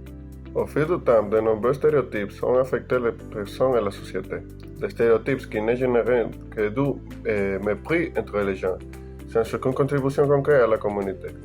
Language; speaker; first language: French; non-native, learner; Spanish